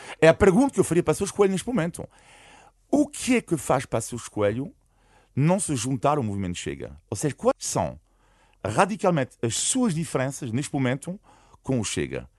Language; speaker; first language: Portuguese; non-native, fluent; French